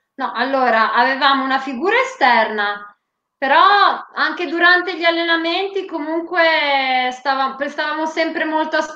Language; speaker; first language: Italian; native; Italian